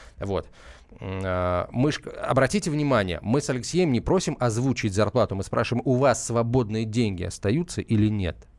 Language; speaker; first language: Russian; native; Russian